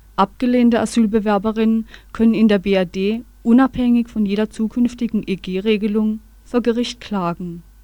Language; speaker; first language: German; native; German